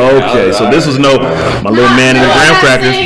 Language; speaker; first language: English; native; English